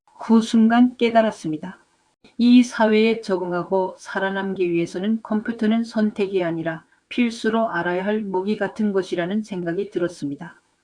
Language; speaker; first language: Korean; native; Korean